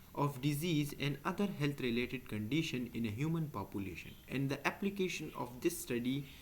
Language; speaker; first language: English; non-native, local second language; Urdu